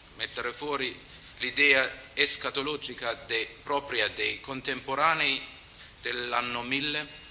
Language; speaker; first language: Italian; non-native, learner; German